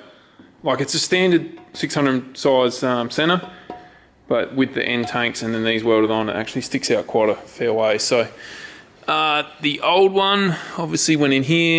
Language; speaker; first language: English; native; English